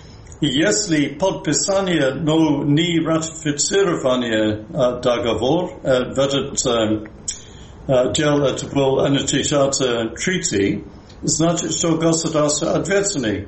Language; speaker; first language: Russian; non-native, fluent; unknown